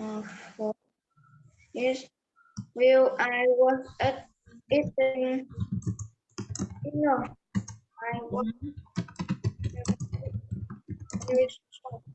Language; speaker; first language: English; non-native, learner; Vietnamese